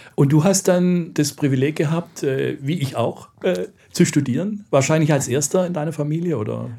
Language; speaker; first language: German; native; German